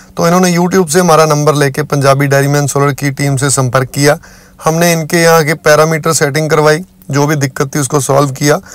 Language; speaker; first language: Hindi; non-native, local second language; Punjabi